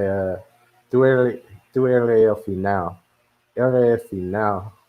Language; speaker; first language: Spanish; non-native, learner; English